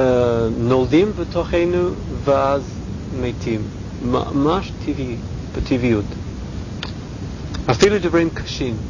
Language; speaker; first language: Hebrew; non-native, fluent; English